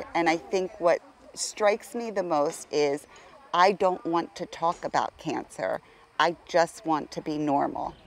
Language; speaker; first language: English; native; English